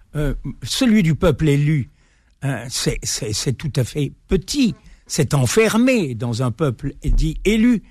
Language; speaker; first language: French; native; French